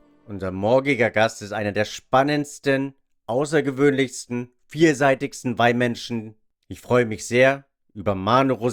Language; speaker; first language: German; native; German